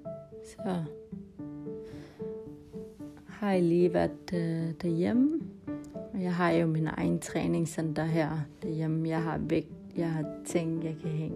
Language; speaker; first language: Danish; non-native, local second language; Kalaallisut